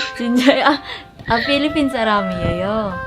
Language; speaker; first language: Korean; non-native, learner; Filipino